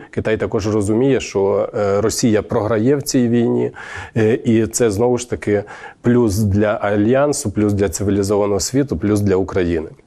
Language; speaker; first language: Ukrainian; native; Ukrainian